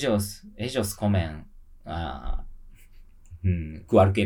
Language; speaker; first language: Spanish; non-native, learner; Japanese